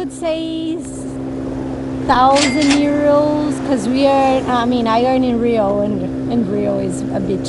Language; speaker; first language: English; non-native, fluent; Portuguese